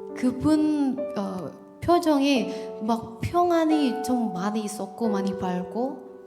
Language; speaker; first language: Korean; non-native, learner; Indonesian